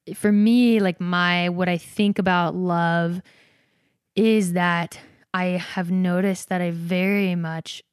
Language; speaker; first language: English; native; English